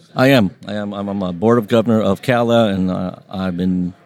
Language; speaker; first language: English; early bilingual, other home language; Vietnamese